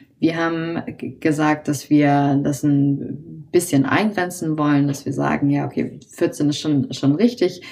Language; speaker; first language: German; native; German